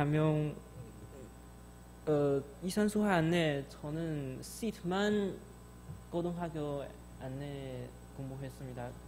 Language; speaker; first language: Korean; non-native, learner; Chinese